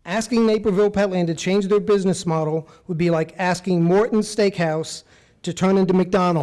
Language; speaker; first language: English; native; English